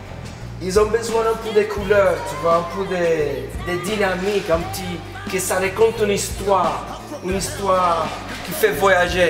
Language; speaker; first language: French; non-native, fluent; English